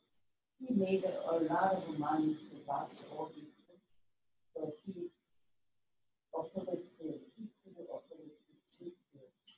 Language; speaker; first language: English; non-native, learner; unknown